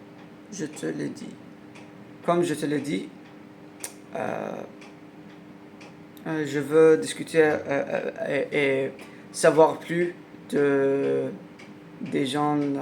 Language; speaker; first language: French; non-native, learner; Arabic